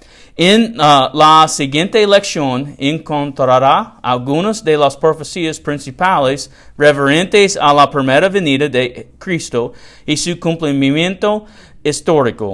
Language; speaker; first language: Spanish; non-native, learner; English